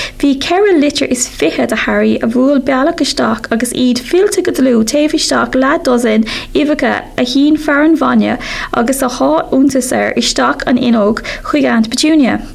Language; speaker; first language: Irish; non-native, local second language; English